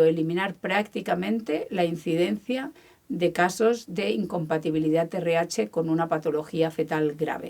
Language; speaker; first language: Spanish; native; Spanish